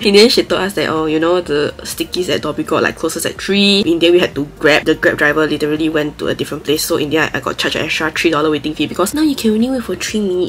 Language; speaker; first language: English; non-native, local second language; Chinese